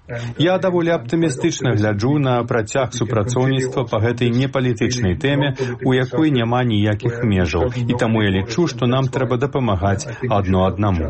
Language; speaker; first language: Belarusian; non-native, learner; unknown